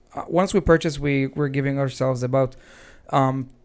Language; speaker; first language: English; non-native, fluent; Hebrew